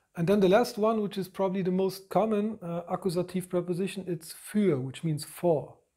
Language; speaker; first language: English; non-native, fluent; German